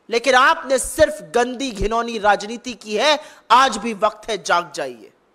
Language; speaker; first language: Hindi; native; Hindi